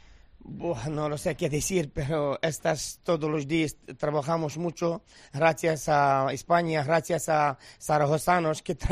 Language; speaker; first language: Spanish; non-native, learner; Ukrainian